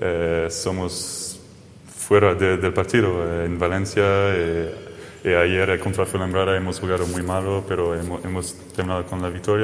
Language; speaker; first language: Spanish; non-native, fluent; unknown